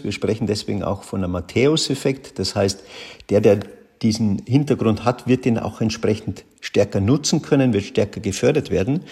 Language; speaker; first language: German; native; German